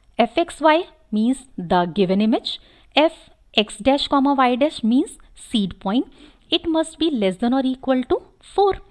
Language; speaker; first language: English; non-native, local second language; Hindi